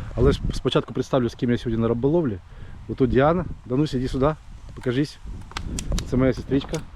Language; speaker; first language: Ukrainian; non-native, local second language; Russian